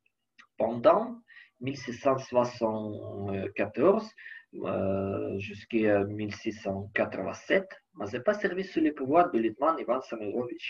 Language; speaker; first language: French; non-native, learner; Ukrainian